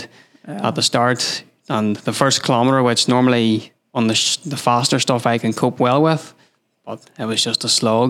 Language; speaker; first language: English; native; English